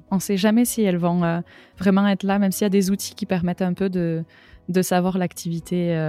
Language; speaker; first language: French; native; French